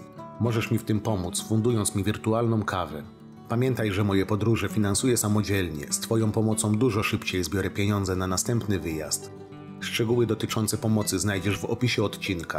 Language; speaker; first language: Polish; native; Polish